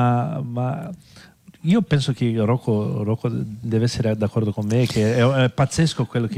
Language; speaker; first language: Italian; non-native, fluent; Portuguese